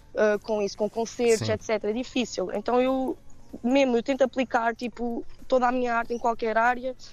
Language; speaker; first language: Portuguese; early bilingual, heritage; Portuguese